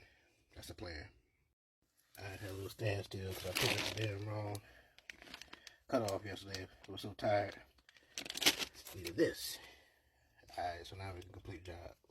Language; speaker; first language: English; native; English